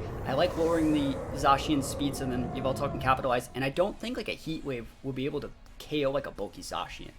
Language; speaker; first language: English; native; English